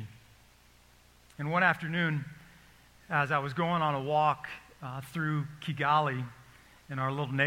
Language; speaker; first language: English; native; English